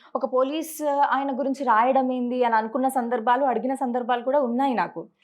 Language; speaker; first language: Telugu; early bilingual, heritage; Telugu